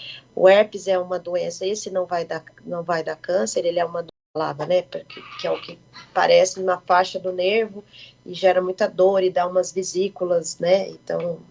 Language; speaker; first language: Portuguese; native; Portuguese